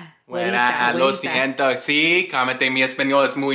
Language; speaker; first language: Spanish; non-native, learner; English